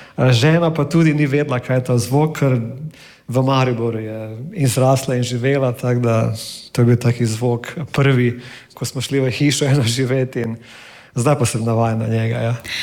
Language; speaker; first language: Slovenian; non-native, fluent; English